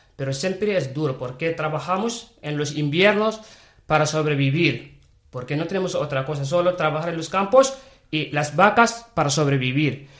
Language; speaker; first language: Spanish; non-native, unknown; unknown